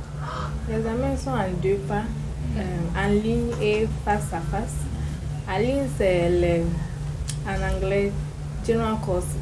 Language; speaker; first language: French; non-native, learner; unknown